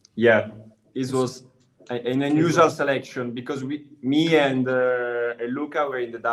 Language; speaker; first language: English; non-native, learner; Italian